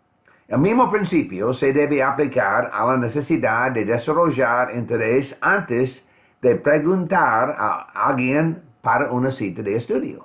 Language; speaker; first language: Spanish; non-native, fluent; English